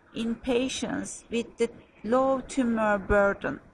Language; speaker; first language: English; non-native, fluent; Turkish